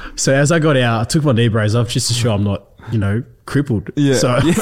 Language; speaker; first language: English; early bilingual, other home language; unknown